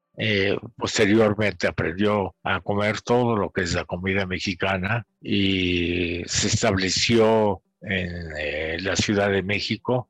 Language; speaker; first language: Spanish; native; Spanish